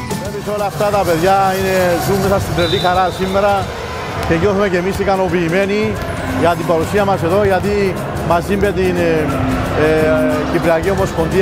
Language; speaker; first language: Greek; native; Greek